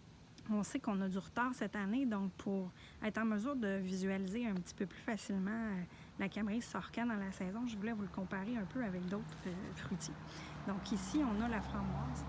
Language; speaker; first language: French; native; French